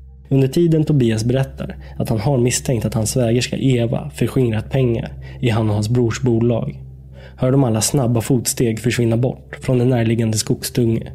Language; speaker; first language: Swedish; native; Swedish